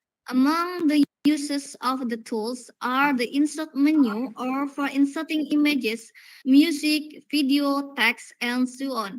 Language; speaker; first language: English; non-native, learner; Indonesian